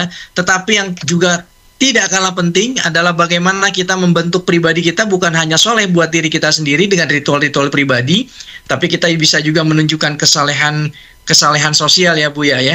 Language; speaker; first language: Indonesian; native; Indonesian